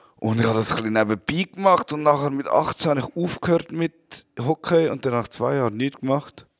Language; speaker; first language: German; native; German